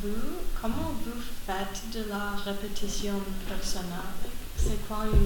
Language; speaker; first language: French; non-native, learner; English